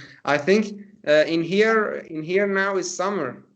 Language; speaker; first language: English; non-native, learner; Persian